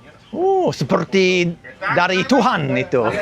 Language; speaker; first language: Indonesian; non-native, learner; English